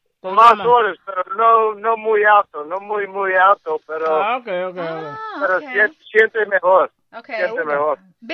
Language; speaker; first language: Spanish; non-native, learner; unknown